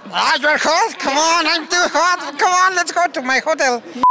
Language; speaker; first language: English; non-native, learner; Spanish